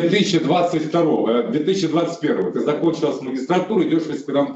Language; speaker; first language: Russian; native; Russian